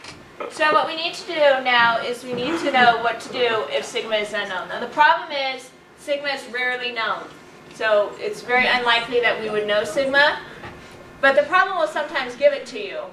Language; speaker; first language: English; native; English